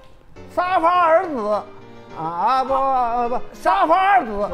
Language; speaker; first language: Chinese; native; Chinese